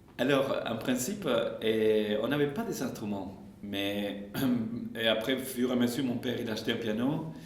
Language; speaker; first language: French; non-native, fluent; Spanish